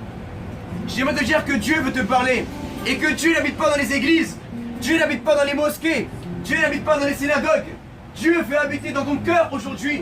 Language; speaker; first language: French; native; French